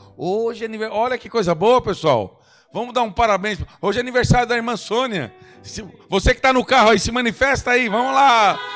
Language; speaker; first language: Portuguese; native; Portuguese